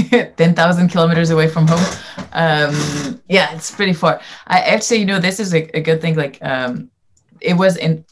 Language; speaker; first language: English; non-native, fluent; French